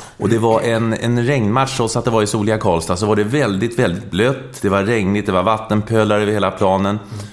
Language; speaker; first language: Swedish; native; Swedish